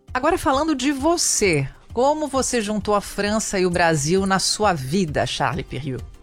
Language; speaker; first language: Portuguese; native; Portuguese